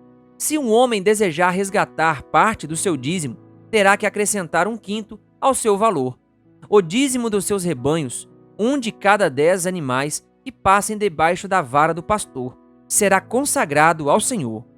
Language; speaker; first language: Portuguese; native; Portuguese